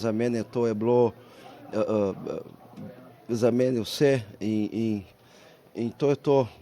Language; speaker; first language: Slovenian; non-native, learner; Portuguese